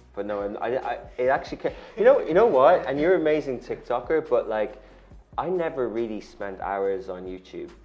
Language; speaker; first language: English; native; English